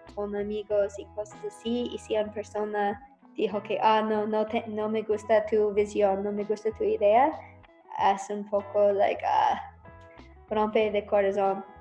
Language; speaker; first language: Spanish; non-native, learner; English